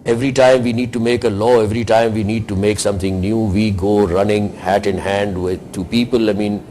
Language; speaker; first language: English; non-native, local second language; Urdu